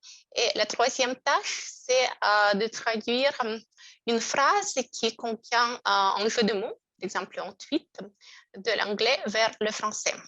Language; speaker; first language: French; non-native, fluent; Russian